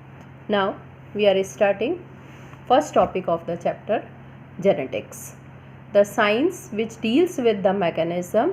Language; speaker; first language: English; non-native, local second language; Gujarati